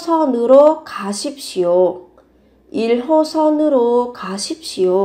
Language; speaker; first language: Korean; non-native, fluent; Vietnamese